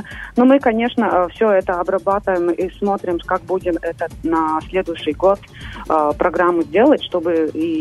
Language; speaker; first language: Russian; non-native, local second language; Latvian